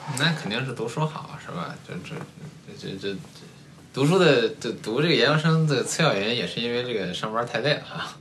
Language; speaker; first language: Chinese; native; Chinese